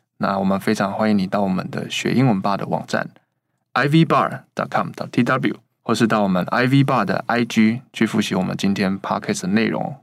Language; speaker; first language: Chinese; native; Chinese